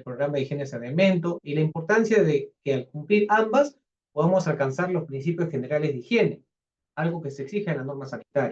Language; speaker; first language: Spanish; native; Spanish